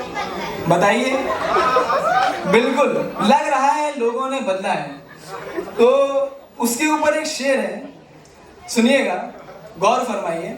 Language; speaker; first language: Hindi; native; Hindi